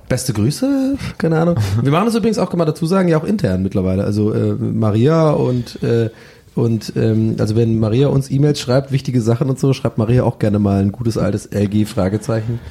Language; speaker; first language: German; native; German